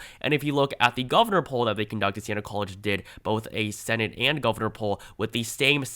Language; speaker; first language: English; native; English